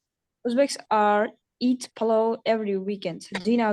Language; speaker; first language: English; non-native, learner; Uzbek